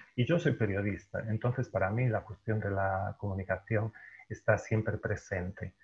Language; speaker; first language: Spanish; native; Spanish